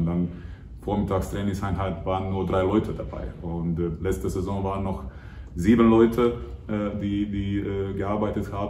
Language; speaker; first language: German; non-native, fluent; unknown